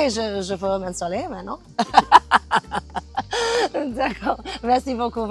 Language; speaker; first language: French; non-native, fluent; English